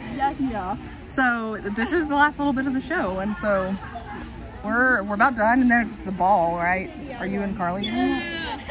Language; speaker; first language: English; native; English